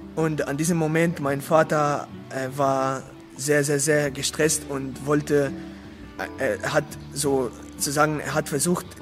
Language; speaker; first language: German; non-native, learner; Arabic